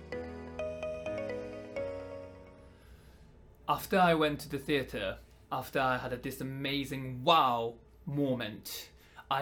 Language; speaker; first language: English; non-native, fluent; Japanese